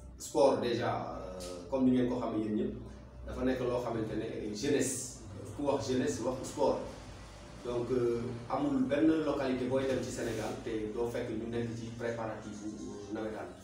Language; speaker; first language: Wolof; non-native, local second language; Serer